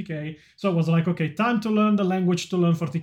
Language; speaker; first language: English; non-native, fluent; Italian